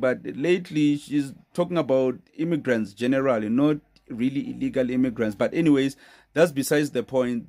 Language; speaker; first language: English; non-native, local second language; Zulu